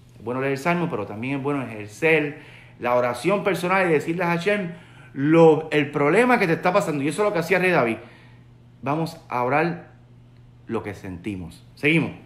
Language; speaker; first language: Spanish; native; Spanish